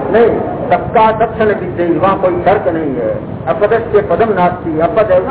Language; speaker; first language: Hindi; non-native, local second language; Gujarati